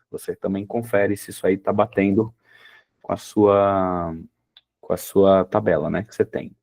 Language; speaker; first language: Portuguese; native; Portuguese